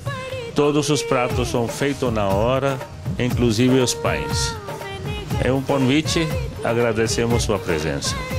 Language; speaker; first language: Portuguese; non-native, fluent; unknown